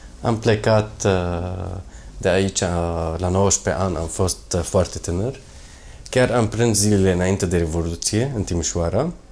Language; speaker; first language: Romanian; non-native, fluent; Arabic